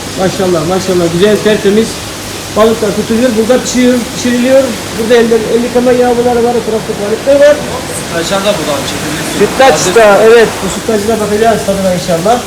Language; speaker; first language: Turkish; native; Turkish